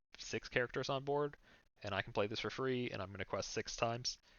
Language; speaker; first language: English; native; English